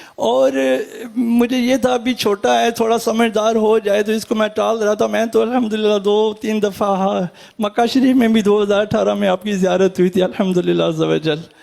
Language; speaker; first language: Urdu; early bilingual, heritage; Urdu